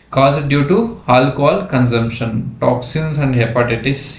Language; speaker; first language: English; non-native, local second language; Kannada